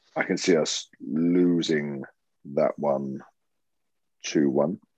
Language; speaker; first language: English; native; English